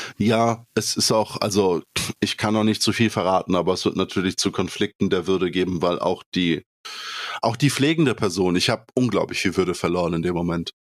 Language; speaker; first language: German; early bilingual, other home language; Polish